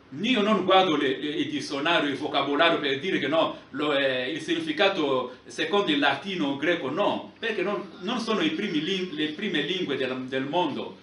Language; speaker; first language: Italian; non-native, fluent; Lingala